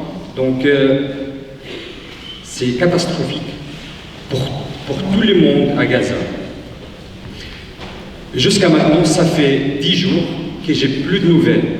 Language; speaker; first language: French; non-native, fluent; Arabic